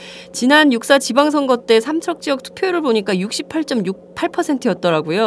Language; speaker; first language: Korean; native; Korean